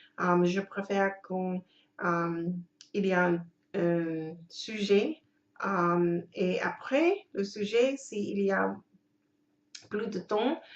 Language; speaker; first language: French; non-native, learner; English